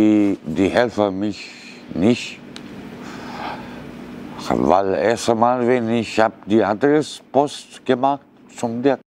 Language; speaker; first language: German; non-native, learner; Romanian